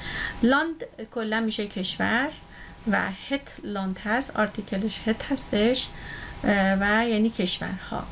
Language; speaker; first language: Persian; native; Persian